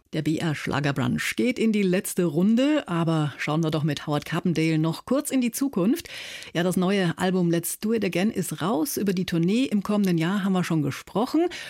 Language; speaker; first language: German; native; German